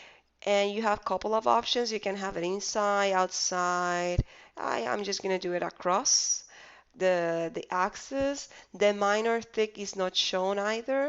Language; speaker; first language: English; non-native, fluent; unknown